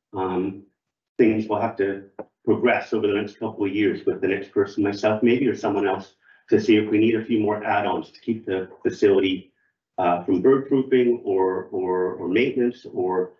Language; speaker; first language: English; native; English